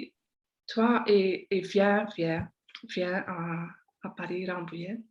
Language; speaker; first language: French; non-native, local second language; Dutch